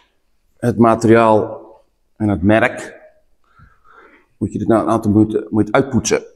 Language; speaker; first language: Dutch; native; Dutch